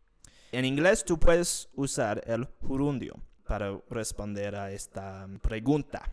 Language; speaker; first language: Spanish; non-native, fluent; English